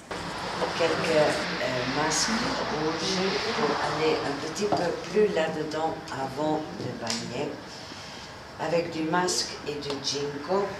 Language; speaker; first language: French; non-native, learner; Italian